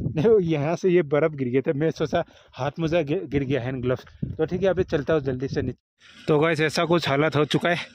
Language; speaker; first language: Hindi; non-native, local second language; Assamese